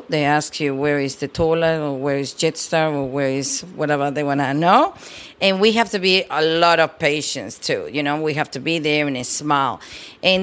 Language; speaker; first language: English; non-native, fluent; Spanish